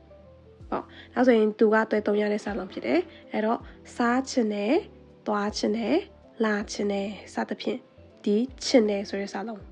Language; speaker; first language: Burmese; native; Burmese